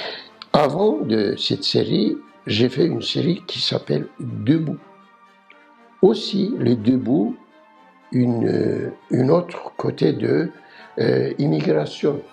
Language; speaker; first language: French; non-native, learner; Turkish